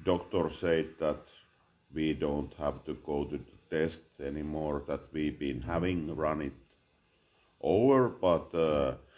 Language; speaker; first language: English; non-native, learner; Finnish